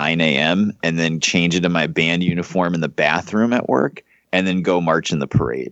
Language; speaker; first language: English; native; English